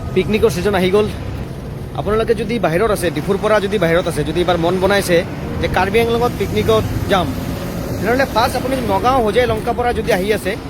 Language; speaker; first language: Assamese; non-native, local second language; Bangla